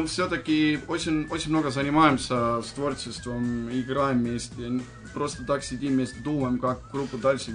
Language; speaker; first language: Russian; non-native, fluent; Estonian